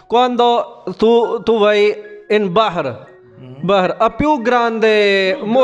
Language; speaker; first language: Italian; non-native, learner; Urdu